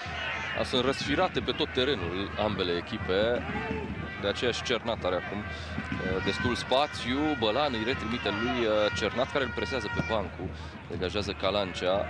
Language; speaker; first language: Romanian; native; Romanian